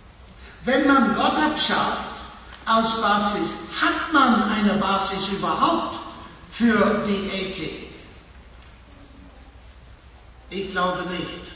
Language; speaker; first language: German; non-native, fluent; English